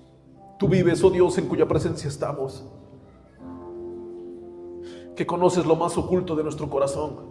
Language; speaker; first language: Spanish; native; Spanish